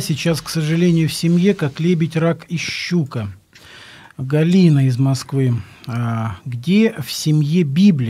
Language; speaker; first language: Russian; native; Russian